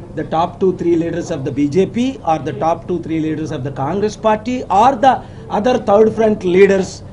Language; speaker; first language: English; non-native, local second language; Telugu